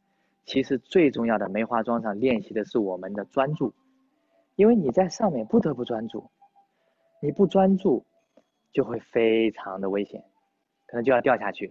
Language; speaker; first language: Chinese; native; Chinese